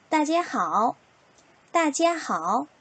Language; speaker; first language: Chinese; non-native, fluent; Korean